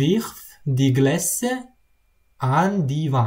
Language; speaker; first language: German; non-native, learner; Russian